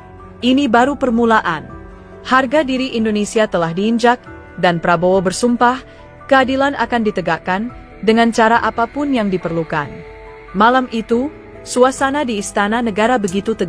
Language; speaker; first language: Indonesian; native; Indonesian